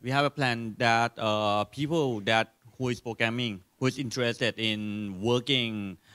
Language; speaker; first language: English; non-native, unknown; Thai